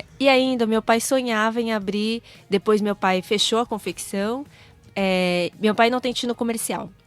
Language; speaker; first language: Portuguese; early bilingual, other home language; Korean